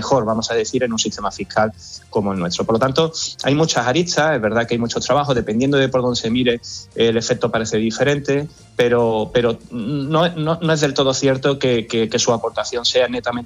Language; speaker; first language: Spanish; native; Spanish